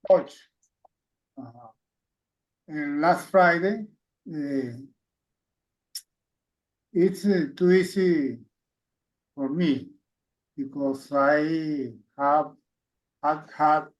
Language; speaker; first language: English; non-native, learner; Spanish